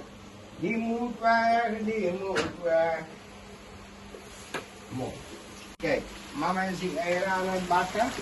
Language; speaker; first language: Dutch; non-native, local second language; Caribbean Hindustani